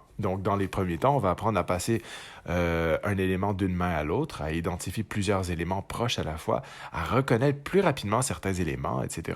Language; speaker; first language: French; native; French